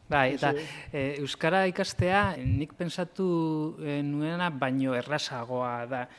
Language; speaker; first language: Basque; non-native, local second language; Spanish